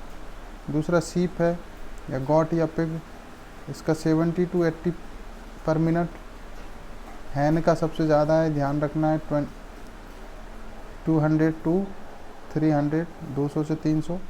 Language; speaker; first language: Hindi; native; Hindi